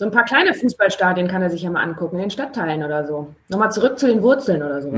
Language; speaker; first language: German; native; German